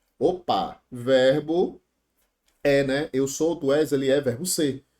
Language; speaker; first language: Portuguese; native; Portuguese